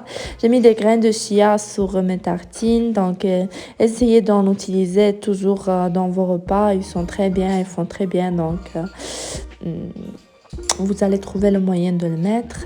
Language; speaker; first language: French; non-native, fluent; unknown